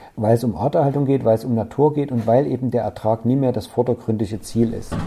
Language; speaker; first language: German; native; German